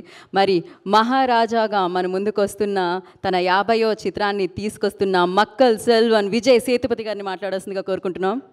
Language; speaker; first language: Telugu; native; Telugu